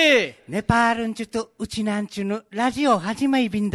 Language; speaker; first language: Japanese; native; Japanese